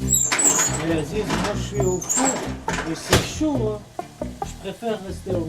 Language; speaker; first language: French; native; French